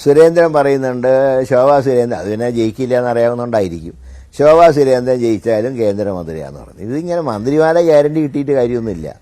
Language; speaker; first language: Malayalam; native; Malayalam